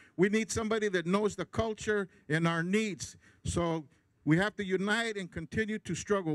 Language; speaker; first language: English; early bilingual, other home language; Spanish